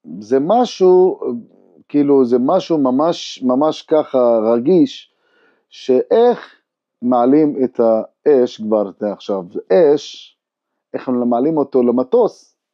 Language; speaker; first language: Hebrew; non-native, local second language; Arabic